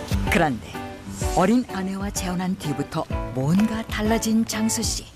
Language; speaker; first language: Korean; native; Korean